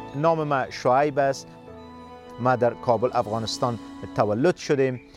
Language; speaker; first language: Persian; native; Persian